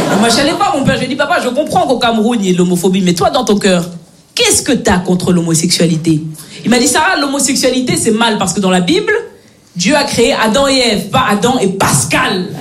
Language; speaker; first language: French; native; French